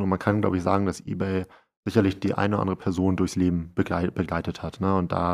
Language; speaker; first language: German; native; German